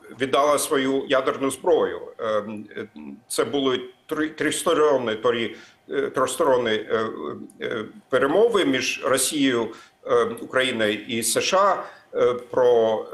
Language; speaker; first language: Ukrainian; non-native, fluent; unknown